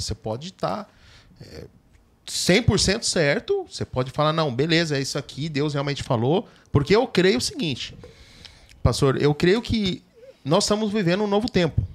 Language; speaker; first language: Portuguese; native; Portuguese